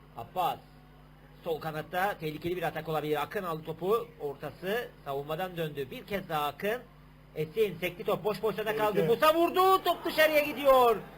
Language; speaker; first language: Turkish; native; Turkish